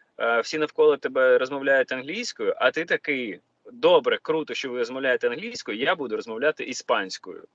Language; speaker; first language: Ukrainian; non-native, local second language; Russian